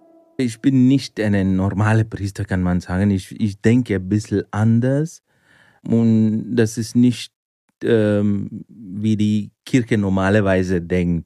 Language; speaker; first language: German; non-native, fluent; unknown